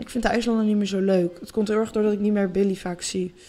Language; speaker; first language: Dutch; native; Dutch